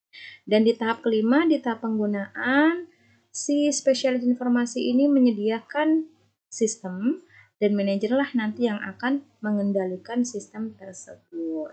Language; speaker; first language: Indonesian; native; Indonesian